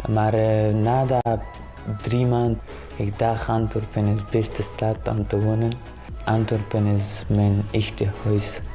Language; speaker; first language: Dutch; early bilingual, other home language; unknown